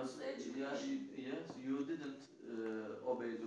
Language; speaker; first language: English; non-native, learner; Turkish